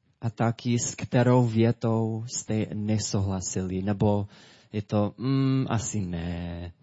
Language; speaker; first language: Czech; non-native, fluent; English